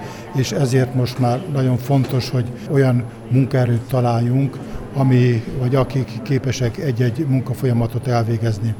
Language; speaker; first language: Hungarian; native; Hungarian